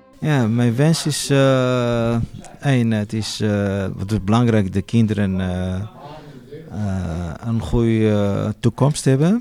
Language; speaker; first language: Dutch; non-native, learner; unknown